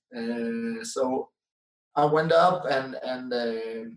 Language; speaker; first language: English; non-native, fluent; Dutch